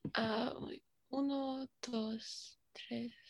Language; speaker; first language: Spanish; non-native, learner; English